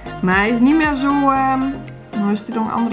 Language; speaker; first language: Dutch; native; Dutch